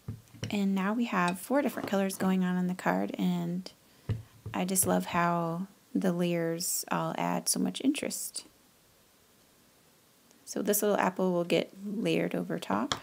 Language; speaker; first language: English; native; English